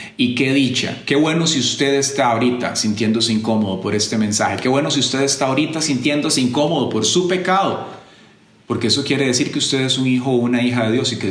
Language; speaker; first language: Spanish; native; Spanish